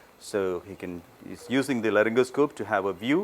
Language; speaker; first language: English; non-native, local second language; Malayalam